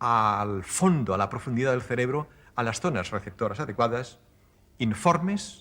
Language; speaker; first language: Spanish; native; Spanish